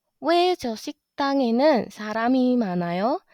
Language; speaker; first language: Korean; non-native, fluent; Indonesian